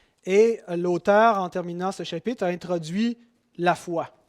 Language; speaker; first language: French; native; French